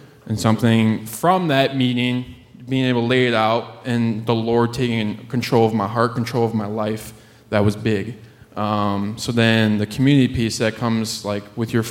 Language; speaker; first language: English; native; English